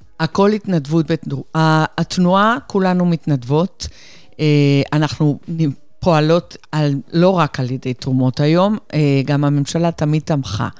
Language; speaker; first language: Hebrew; non-native, fluent; Spanish